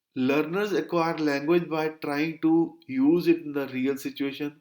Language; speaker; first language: English; non-native, local second language; Punjabi